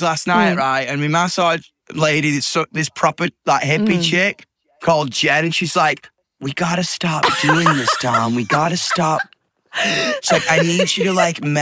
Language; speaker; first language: English; native; English